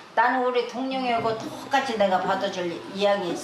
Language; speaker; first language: Korean; native; Korean